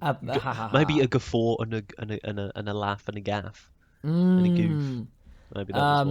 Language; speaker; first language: English; native; English